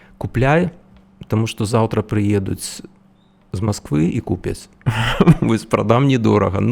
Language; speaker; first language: Belarusian; non-native, local second language; Russian